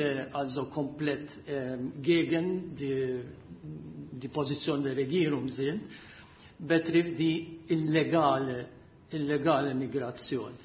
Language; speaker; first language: German; non-native, fluent; Maltese